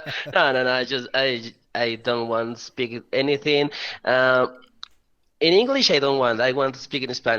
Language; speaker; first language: English; non-native, learner; Spanish